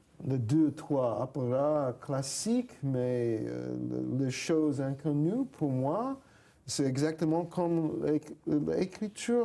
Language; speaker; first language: French; non-native, fluent; English